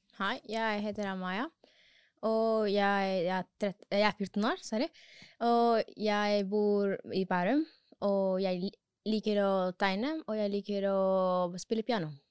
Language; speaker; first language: Norwegian; non-native, learner; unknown